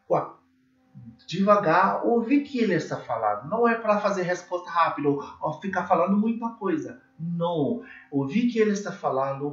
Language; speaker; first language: Portuguese; non-native, learner; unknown